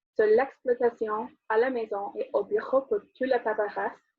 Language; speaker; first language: French; non-native, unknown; English